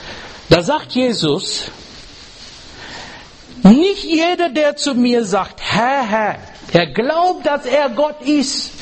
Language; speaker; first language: German; non-native, learner; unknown